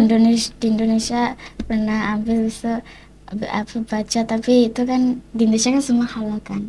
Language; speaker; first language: Indonesian; early bilingual, heritage; Indonesian